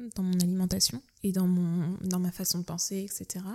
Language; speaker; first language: French; native; French